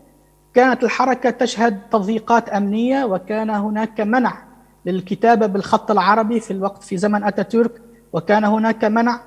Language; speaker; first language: Arabic; native; Arabic